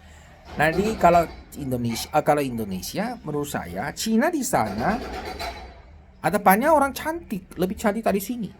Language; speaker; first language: Indonesian; non-native, learner; Chinese